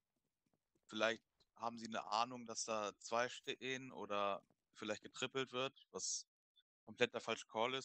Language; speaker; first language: German; native; German